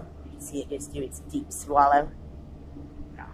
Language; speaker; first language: English; native; English